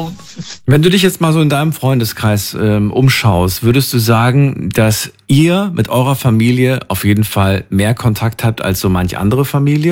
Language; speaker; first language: German; native; German